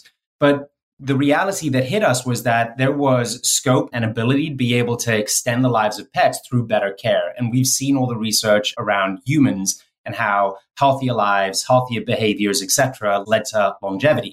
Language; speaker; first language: English; native; English